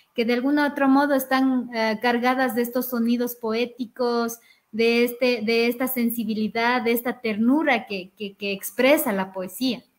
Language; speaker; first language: Spanish; non-native, local second language; Quechua